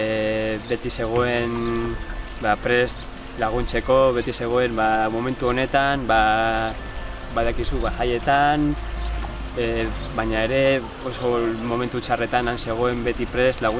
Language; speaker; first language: Basque; non-native, local second language; Spanish